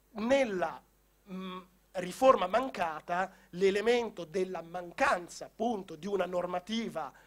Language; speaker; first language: Italian; native; Italian